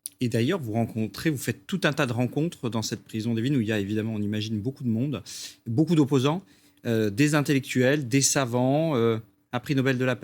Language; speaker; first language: French; native; French